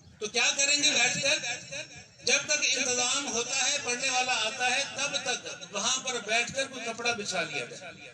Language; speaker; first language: Urdu; non-native, local second language; Punjabi